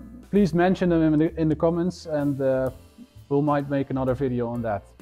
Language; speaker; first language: English; non-native, fluent; Dutch